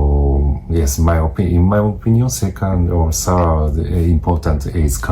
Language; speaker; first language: English; non-native, learner; Japanese